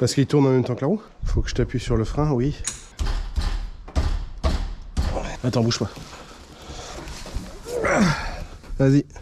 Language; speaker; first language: French; native; French